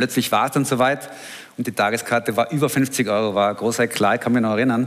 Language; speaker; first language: German; native; German